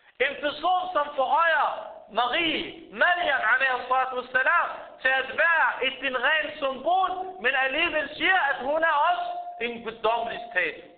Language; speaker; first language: Danish; early bilingual, other home language; Arabic